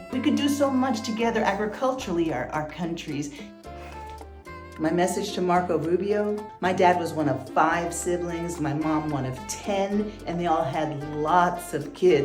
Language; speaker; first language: English; early bilingual, other home language; Spanish